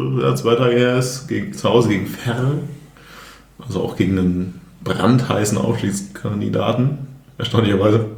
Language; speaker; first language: German; native; German